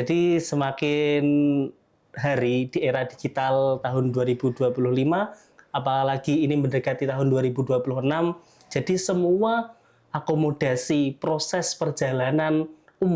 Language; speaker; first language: Indonesian; native; Indonesian